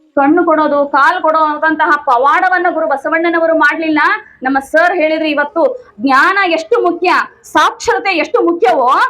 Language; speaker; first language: Kannada; non-native, local second language; Tamil